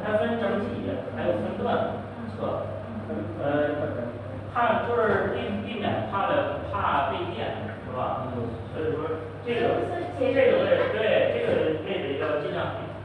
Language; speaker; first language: Chinese; native; Chinese